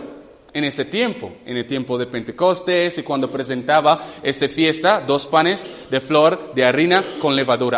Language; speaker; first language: Spanish; non-native, fluent; English